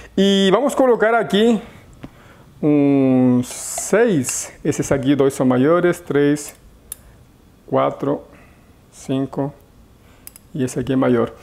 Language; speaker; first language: Portuguese; non-native, fluent; Spanish